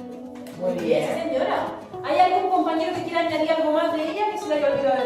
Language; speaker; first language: Spanish; native; Spanish